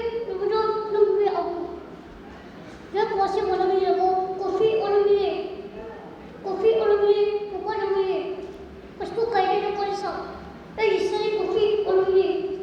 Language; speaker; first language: French; non-native, learner; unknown